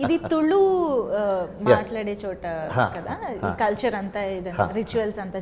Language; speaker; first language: Telugu; native; Telugu